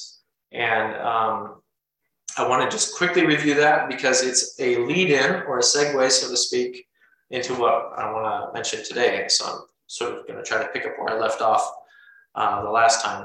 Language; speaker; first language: English; native; English